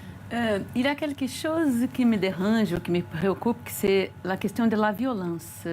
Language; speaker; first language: French; non-native, fluent; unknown